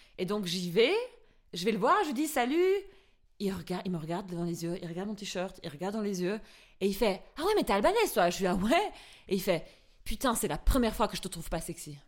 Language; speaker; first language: French; non-native, fluent; Albanian